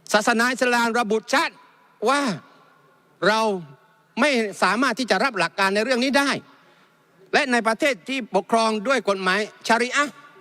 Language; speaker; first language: Thai; non-native, local second language; Malay